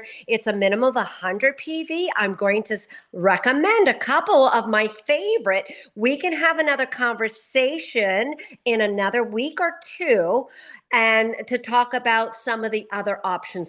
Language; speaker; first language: English; native; English